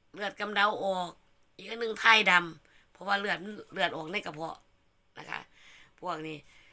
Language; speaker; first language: Thai; native; Thai